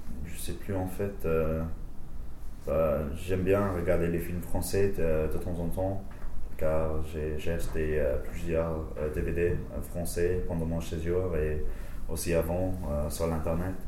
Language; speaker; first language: French; non-native, fluent; English